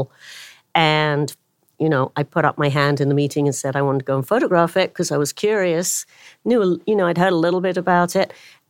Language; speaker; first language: English; native; English